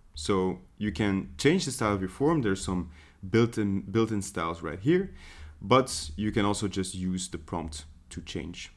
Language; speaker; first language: English; non-native, fluent; Dutch